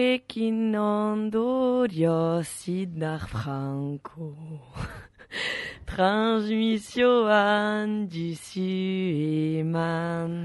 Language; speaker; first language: Basque; native; Basque